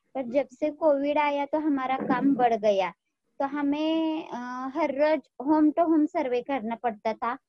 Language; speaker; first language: Hindi; non-native, local second language; Marathi